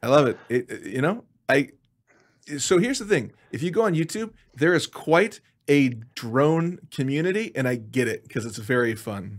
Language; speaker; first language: English; native; English